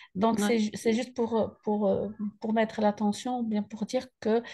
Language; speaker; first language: French; native; French